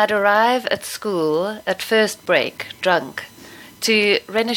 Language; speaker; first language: English; native; English